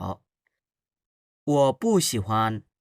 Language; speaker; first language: Chinese; non-native, fluent; Bangla